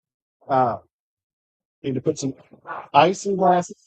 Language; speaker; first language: English; native; English